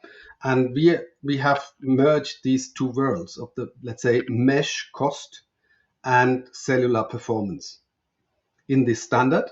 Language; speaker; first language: English; non-native, fluent; German